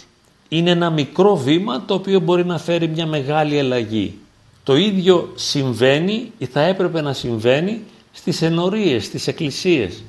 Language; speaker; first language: Greek; native; Greek